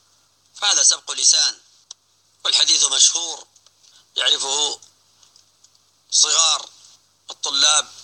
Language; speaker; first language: Arabic; native; Arabic